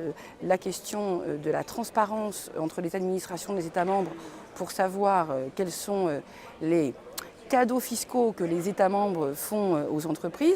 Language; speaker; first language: French; native; French